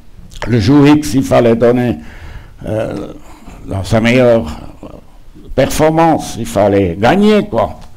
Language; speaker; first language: French; non-native, local second language; German